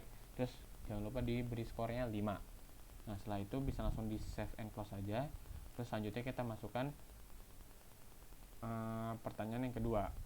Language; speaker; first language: Indonesian; native; Indonesian